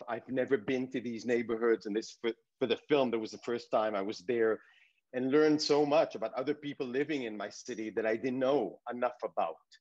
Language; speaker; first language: English; early bilingual, other home language; Hebrew